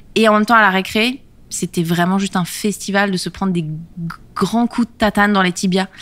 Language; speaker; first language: French; native; French